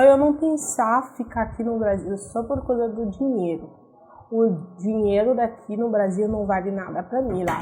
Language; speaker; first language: Portuguese; non-native, learner; Haitian Creole